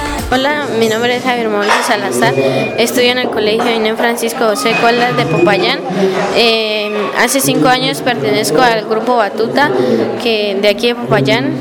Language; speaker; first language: Spanish; native; Spanish